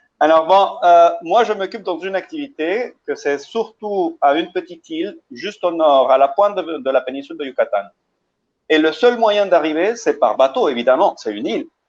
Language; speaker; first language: French; early bilingual, heritage; Spanish